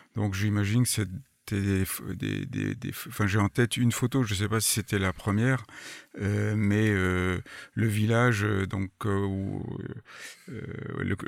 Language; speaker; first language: French; native; French